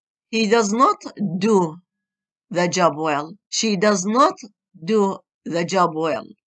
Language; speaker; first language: English; non-native, fluent; Arabic